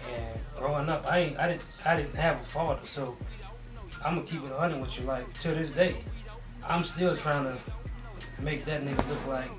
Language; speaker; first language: English; native; English